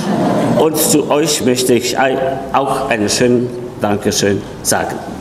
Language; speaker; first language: German; non-native, fluent; Polish